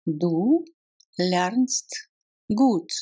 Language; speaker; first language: German; non-native, fluent; Russian